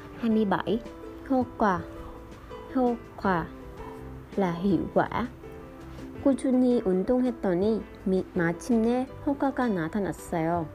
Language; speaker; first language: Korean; non-native, fluent; Vietnamese